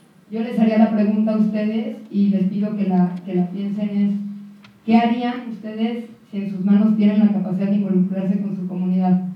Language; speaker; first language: Spanish; native; Spanish